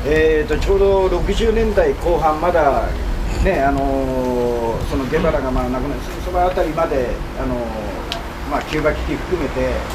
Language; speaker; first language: Japanese; native; Japanese